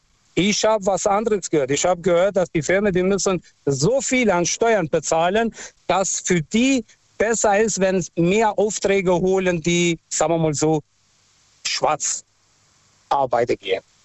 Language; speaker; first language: German; non-native, fluent; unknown